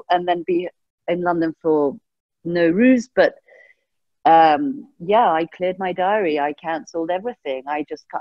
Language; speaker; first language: English; early bilingual, other home language; Persian